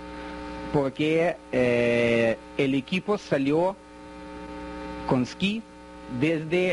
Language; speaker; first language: Spanish; non-native, fluent; Russian